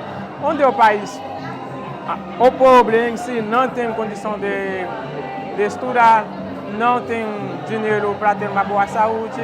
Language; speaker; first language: Portuguese; non-native, fluent; Haitian Creole